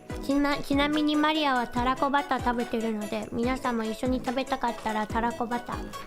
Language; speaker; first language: Japanese; non-native, learner; English